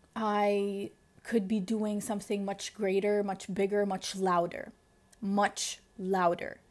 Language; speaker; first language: English; non-native, fluent; Arabic